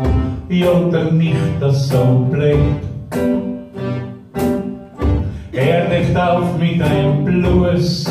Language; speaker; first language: German; native; German